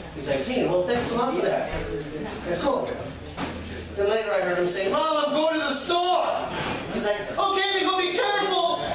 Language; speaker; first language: English; native; English